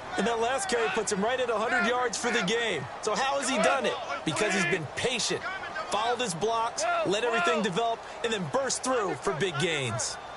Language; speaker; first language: English; native; English